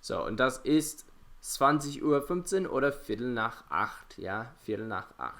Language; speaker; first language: German; non-native, fluent; English